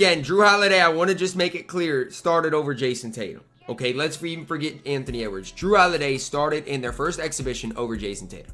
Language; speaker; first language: English; native; English